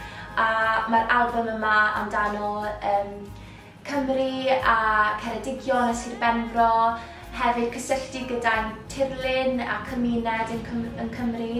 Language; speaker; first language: Welsh; native; Welsh